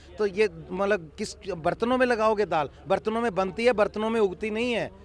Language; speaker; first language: Hindi; non-native, local second language; Punjabi